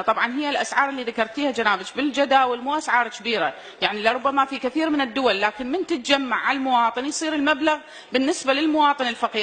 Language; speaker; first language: Arabic; native; Arabic